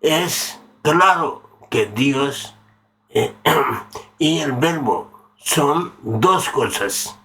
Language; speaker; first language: Spanish; non-native, learner; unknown